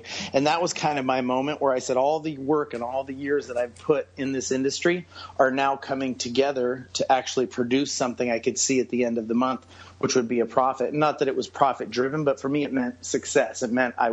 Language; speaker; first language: English; native; English